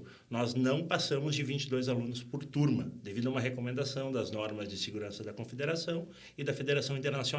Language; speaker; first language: Portuguese; native; Portuguese